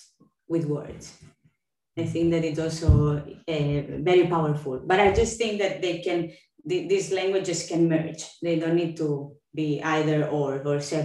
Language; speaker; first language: English; non-native, fluent; Spanish